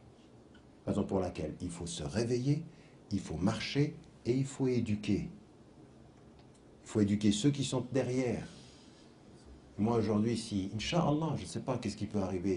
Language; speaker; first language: French; native; French